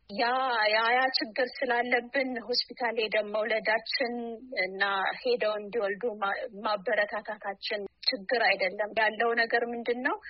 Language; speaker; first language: Amharic; non-native, local second language; Oromo